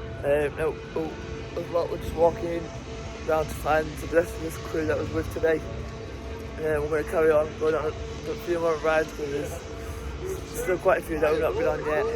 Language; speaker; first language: English; native; English